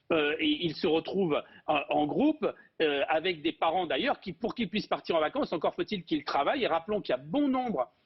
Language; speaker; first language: French; native; French